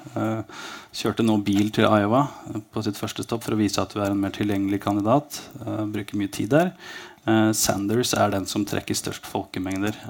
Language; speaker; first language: Norwegian; native; Norwegian